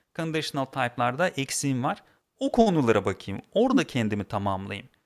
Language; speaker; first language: Turkish; non-native, fluent; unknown